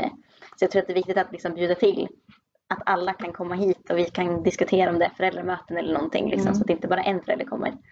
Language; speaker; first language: Swedish; native; Swedish